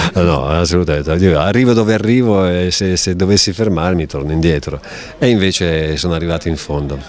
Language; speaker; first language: Italian; native; Italian